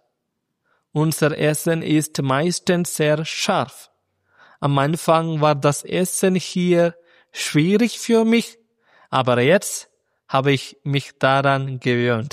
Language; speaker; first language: German; non-native, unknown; Malayalam